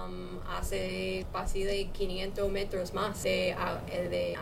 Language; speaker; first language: Spanish; non-native, learner; English